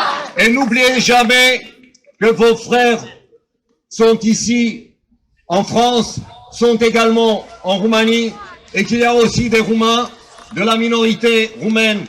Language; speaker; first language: French; non-native, fluent; Romanian